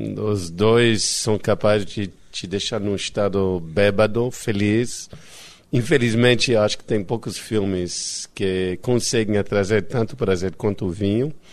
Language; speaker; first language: Portuguese; non-native, fluent; English